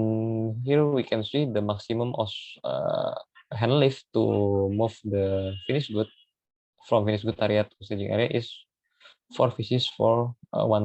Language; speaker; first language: English; non-native, learner; Indonesian